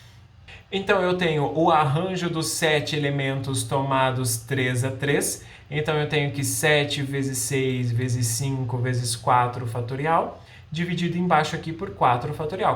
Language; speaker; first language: Portuguese; native; Portuguese